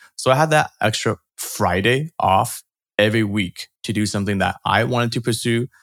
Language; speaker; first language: English; early bilingual, other home language; Chinese